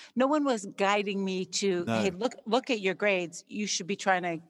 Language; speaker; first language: English; native; English